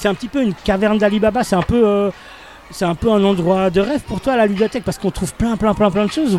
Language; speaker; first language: French; native; French